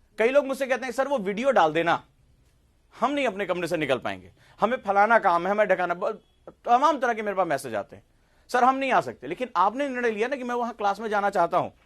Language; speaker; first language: Hindi; native; Hindi